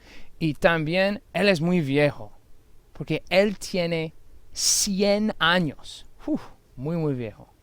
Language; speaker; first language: Spanish; non-native, fluent; English